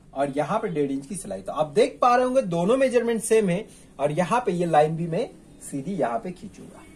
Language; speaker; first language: Hindi; non-native, local second language; Marathi